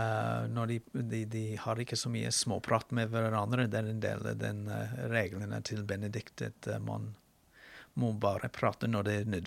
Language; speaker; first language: Norwegian; non-native, fluent; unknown